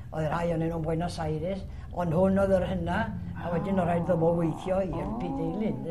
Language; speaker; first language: Welsh; early bilingual, heritage; Welsh